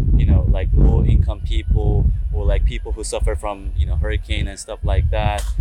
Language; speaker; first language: English; non-native, fluent; Korean